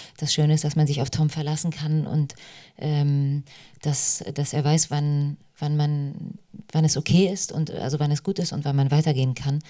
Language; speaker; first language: German; early bilingual, other home language; Polish